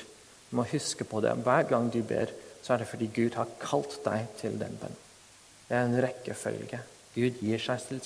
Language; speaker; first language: Norwegian; non-native, fluent; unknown